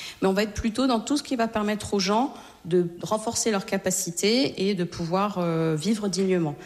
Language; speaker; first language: French; native; French